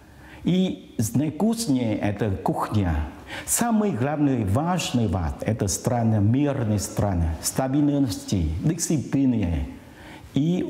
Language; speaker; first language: Russian; non-native, learner; Vietnamese